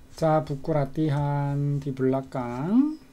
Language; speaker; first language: Korean; native; Korean